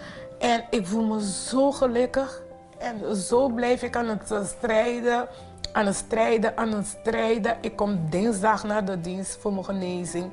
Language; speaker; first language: Dutch; non-native, fluent; Papiamento